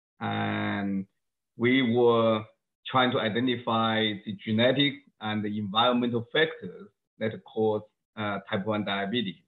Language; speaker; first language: English; non-native, fluent; Chinese